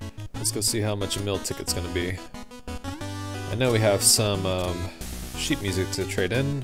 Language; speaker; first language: English; native; English